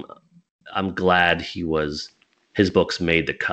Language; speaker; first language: English; native; English